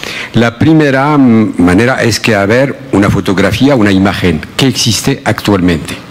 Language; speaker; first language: Spanish; non-native, fluent; Arabic